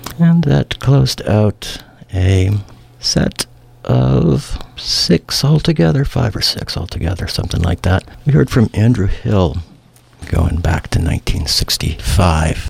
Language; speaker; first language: English; native; English